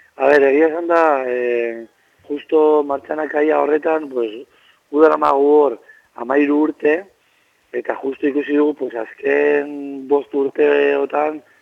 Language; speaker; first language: Basque; non-native, local second language; Spanish